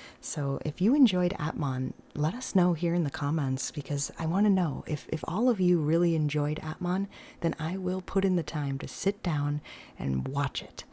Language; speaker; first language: English; native; English